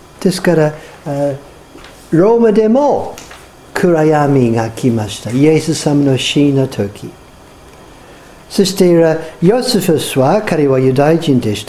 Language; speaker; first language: Japanese; non-native, fluent; English